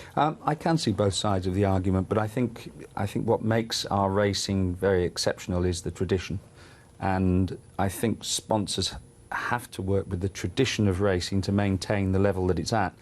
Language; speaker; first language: English; native; English